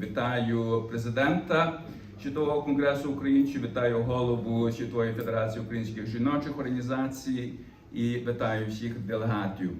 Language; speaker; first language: Ukrainian; early bilingual, heritage; Ukrainian